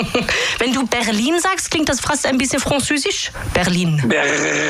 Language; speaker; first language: German; native; German